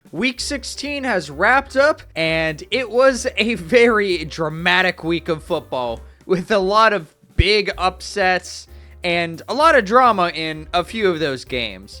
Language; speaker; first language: English; native; English